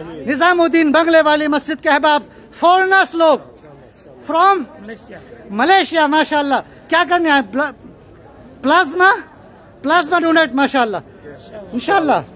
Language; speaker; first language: Hindi; native; Hindi